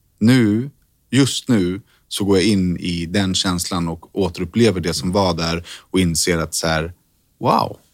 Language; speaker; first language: Swedish; native; Swedish